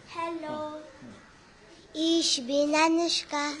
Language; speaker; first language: German; non-native, learner; Marathi